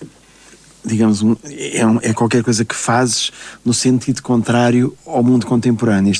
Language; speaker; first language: Portuguese; native; Portuguese